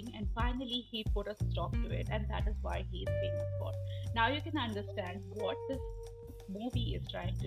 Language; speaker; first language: English; non-native, local second language; Bangla